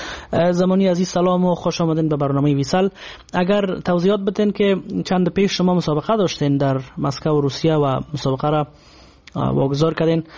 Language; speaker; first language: Persian; native; Persian